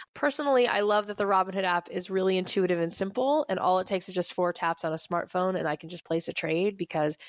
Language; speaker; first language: English; native; English